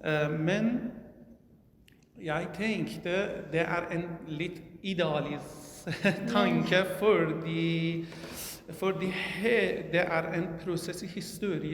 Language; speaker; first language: Norwegian; non-native, learner; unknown